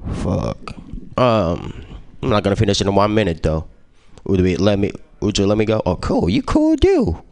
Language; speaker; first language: English; non-native, fluent; Japanese